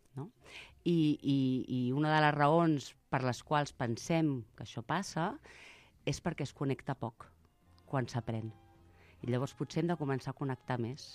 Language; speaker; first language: Catalan; native; Catalan